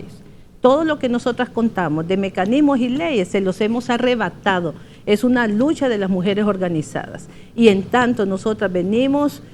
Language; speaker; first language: Spanish; native; Spanish